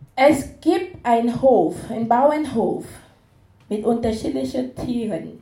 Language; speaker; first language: German; non-native, fluent; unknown